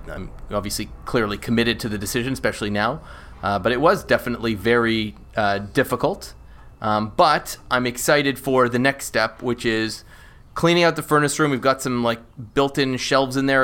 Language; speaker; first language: English; native; English